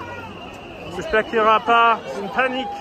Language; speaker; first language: French; non-native, learner; English